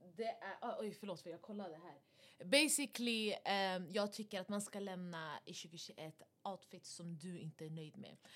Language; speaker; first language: Swedish; early bilingual, other home language; Arabic